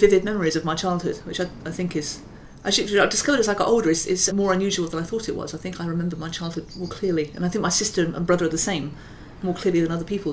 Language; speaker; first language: English; native; English